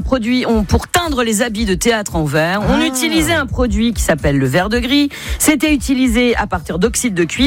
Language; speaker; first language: French; native; French